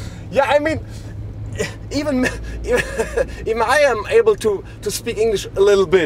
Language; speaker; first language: English; non-native, fluent; German